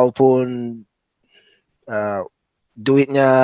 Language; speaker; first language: Indonesian; non-native, fluent; English